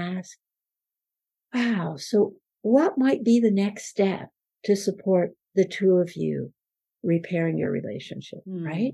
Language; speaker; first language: English; non-native, fluent; Spanish